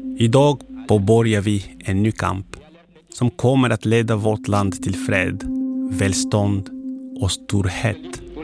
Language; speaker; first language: Swedish; non-native, fluent; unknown